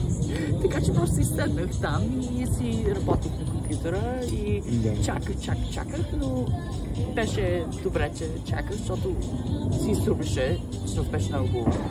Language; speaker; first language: Bulgarian; early bilingual, heritage; Bulgarian